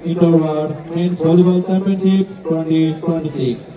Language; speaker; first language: English; non-native, local second language; Nepali